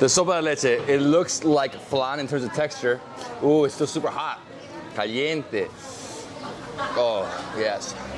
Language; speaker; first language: English; early bilingual, other home language; Spanish